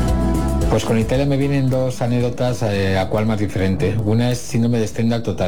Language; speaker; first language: Spanish; native; Spanish